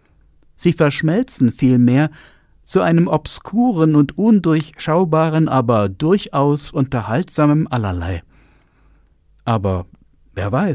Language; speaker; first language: German; native; German